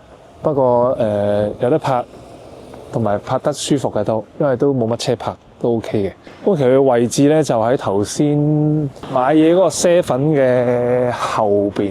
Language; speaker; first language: Cantonese; native; Cantonese